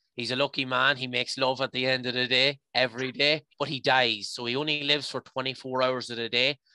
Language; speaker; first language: English; native; English